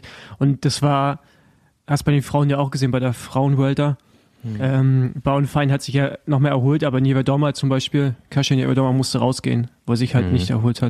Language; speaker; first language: German; native; German